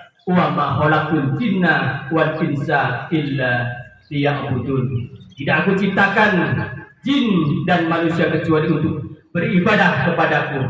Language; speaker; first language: Indonesian; native; Indonesian